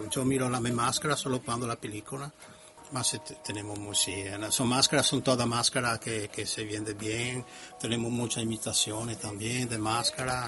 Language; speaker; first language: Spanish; non-native, learner; Italian